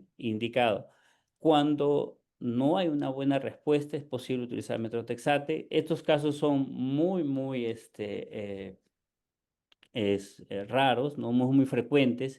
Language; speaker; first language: Spanish; native; Spanish